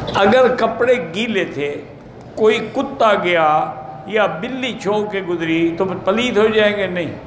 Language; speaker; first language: Urdu; native; Urdu